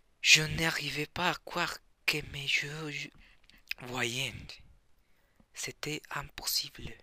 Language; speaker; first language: French; non-native, learner; Spanish